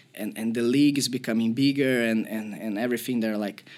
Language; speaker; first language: English; non-native, fluent; Portuguese